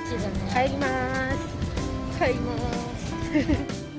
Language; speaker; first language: Japanese; non-native, fluent; Cebuano